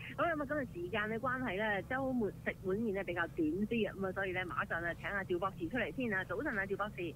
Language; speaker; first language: Cantonese; native; Cantonese